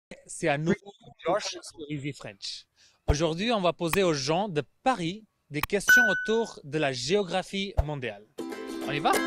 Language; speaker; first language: French; non-native, fluent; English